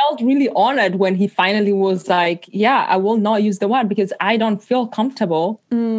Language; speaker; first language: English; non-native, local second language; Kikuyu